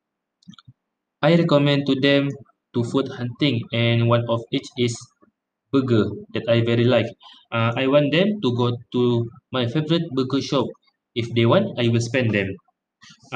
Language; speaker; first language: English; non-native, local second language; Malay